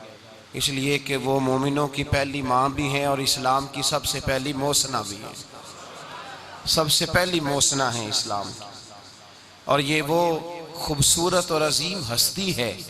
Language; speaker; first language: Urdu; non-native, local second language; Punjabi